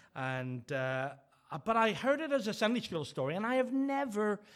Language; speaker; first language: English; native; English